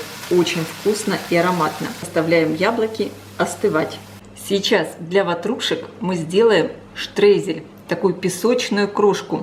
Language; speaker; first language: Russian; native; Russian